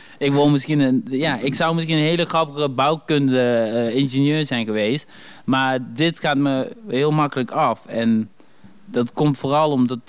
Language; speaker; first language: Dutch; early bilingual, other home language; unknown